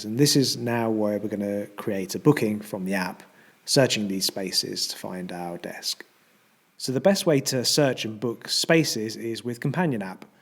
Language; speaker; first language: English; native; English